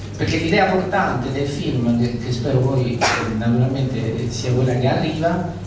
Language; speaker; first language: Italian; native; Italian